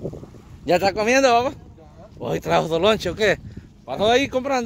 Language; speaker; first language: Spanish; native; Spanish